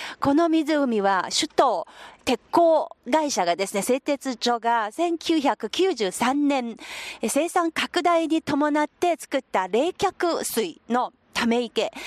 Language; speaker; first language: Japanese; non-native, fluent; Chinese